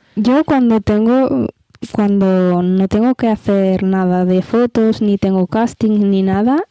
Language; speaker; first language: Spanish; early bilingual, other home language; Amharic